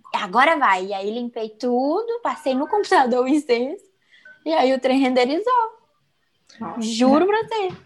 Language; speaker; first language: Portuguese; native; Portuguese